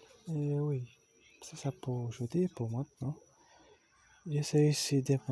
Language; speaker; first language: French; non-native, learner; Portuguese